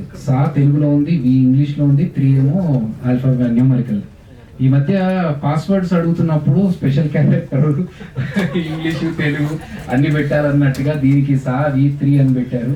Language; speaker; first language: Telugu; native; Telugu